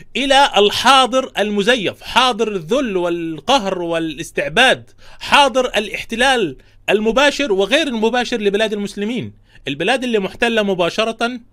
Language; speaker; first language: Arabic; native; Arabic